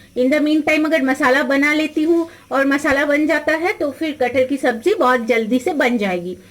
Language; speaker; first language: Hindi; non-native, local second language; Bangla